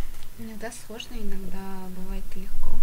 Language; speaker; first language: Russian; non-native, local second language; Kyrgyz